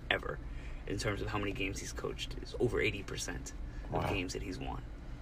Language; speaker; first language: English; native; English